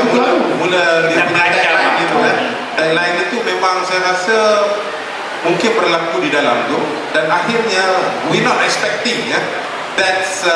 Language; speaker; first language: Malay; native; Malay